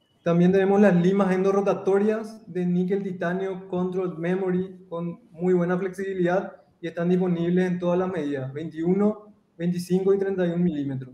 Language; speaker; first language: Spanish; native; Spanish